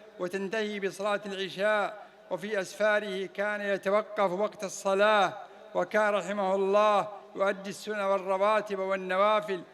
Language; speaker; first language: Arabic; native; Arabic